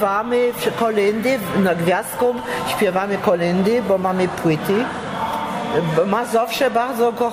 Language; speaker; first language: Polish; early bilingual, heritage; Polish